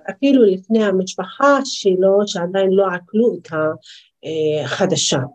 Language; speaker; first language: Hebrew; non-native, local second language; Arabic